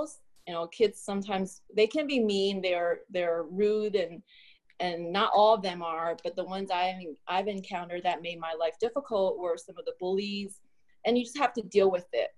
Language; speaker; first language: English; early bilingual, other home language; Chinese